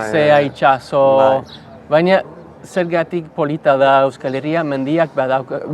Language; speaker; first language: Basque; non-native, learner; English